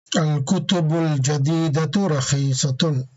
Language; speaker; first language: Arabic; non-native, fluent; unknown